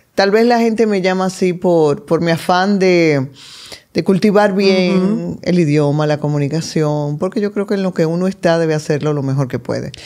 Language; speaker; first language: Spanish; native; Spanish